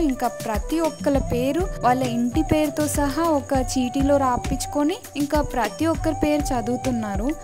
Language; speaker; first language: Telugu; non-native, local second language; Lambadi